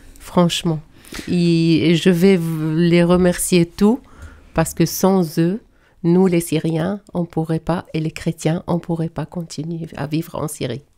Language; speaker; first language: French; non-native, fluent; Arabic